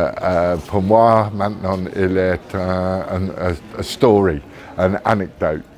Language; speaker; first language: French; non-native, learner; English